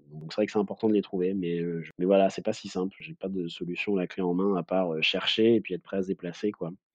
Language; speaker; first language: French; native; French